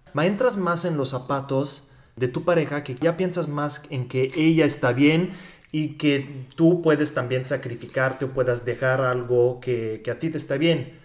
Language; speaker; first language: Spanish; non-native, fluent; Italian